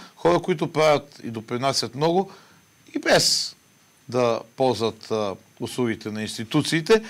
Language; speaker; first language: Bulgarian; native; Bulgarian